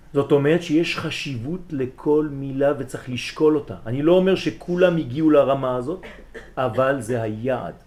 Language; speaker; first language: Hebrew; early bilingual, heritage; Hebrew